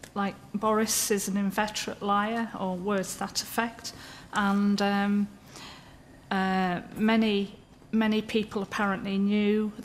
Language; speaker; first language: English; native; English